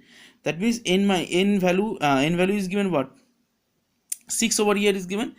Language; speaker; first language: English; non-native, local second language; Bangla